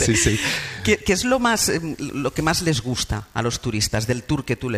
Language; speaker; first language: Spanish; native; Spanish